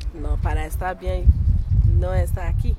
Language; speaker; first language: Spanish; non-native, learner; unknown